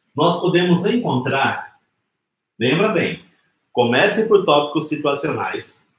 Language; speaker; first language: Portuguese; native; Portuguese